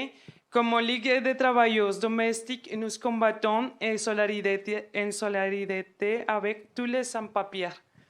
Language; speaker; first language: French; non-native, fluent; Spanish